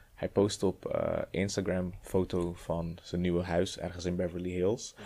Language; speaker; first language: Dutch; native; Dutch